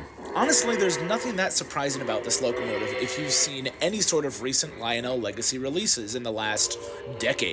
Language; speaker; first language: English; native; English